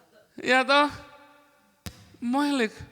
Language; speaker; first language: Dutch; non-native, learner; Indonesian